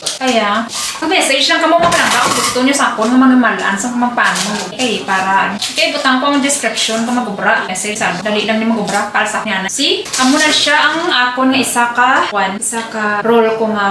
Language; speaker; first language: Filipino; non-native, local second language; Hiligaynon